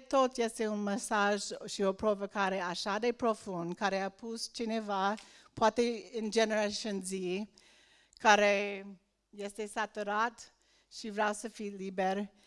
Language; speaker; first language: Romanian; non-native, learner; English